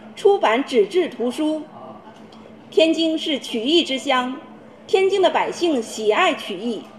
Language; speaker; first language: Chinese; native; Chinese